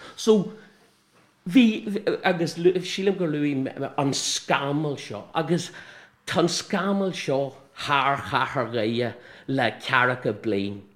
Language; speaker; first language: Irish; non-native, local second language; English